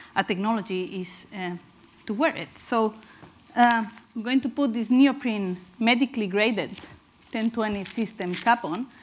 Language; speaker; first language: English; non-native, fluent; Spanish